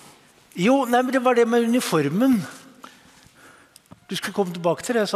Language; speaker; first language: Norwegian; native; Norwegian